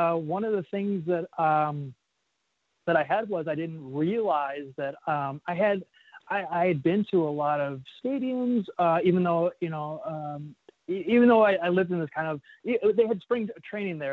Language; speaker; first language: English; native; English